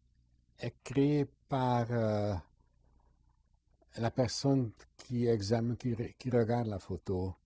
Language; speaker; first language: French; non-native, fluent; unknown